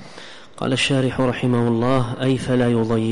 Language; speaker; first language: Arabic; native; Arabic